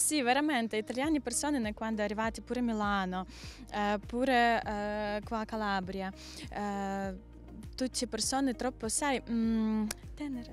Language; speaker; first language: Italian; non-native, learner; Ukrainian